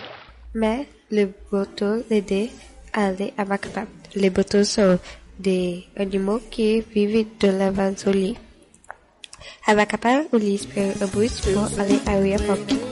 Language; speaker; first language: French; non-native, learner; English